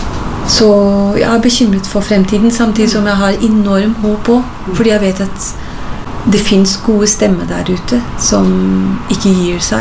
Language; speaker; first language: Norwegian; non-native, fluent; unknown